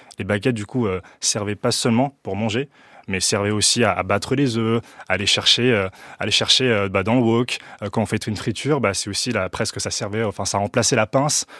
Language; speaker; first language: French; early bilingual, other home language; Chinese